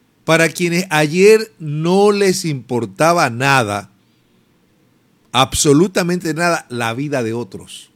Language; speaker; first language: Spanish; native; Spanish